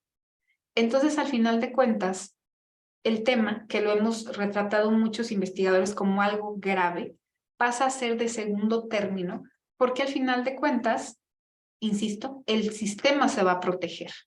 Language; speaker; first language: Spanish; native; Spanish